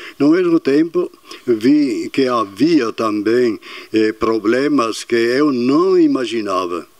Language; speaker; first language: Portuguese; non-native, fluent; Italian